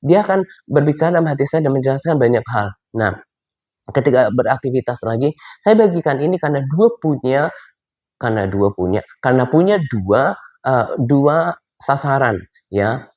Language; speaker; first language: Indonesian; native; Indonesian